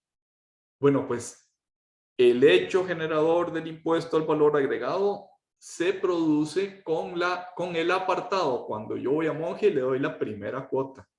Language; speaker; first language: Spanish; native; Spanish